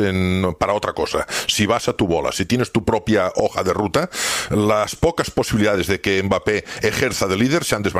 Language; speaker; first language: Spanish; native; Spanish